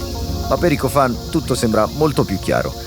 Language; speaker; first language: Italian; native; Italian